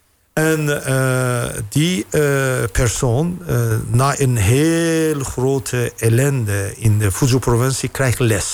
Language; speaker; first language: Dutch; non-native, fluent; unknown